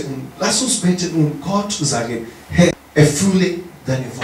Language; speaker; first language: German; non-native, learner; English